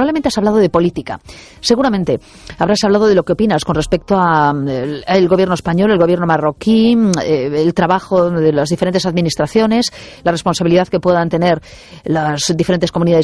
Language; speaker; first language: Spanish; native; Spanish